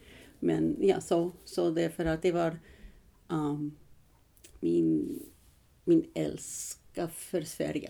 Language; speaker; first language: Swedish; non-native, learner; English